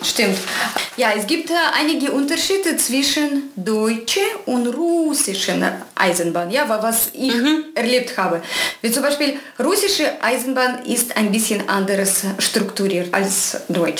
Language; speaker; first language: German; non-native, fluent; Russian